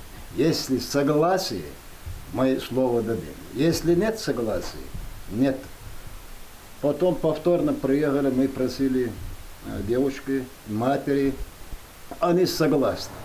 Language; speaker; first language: Russian; non-native, local second language; Chechen